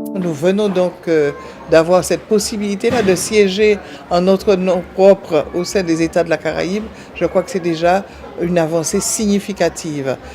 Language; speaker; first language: French; native; French